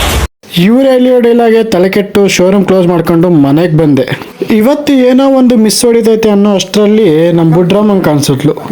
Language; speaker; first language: Kannada; native; Kannada